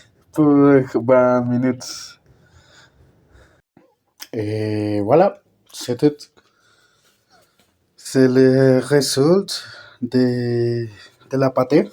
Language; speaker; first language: French; non-native, learner; Spanish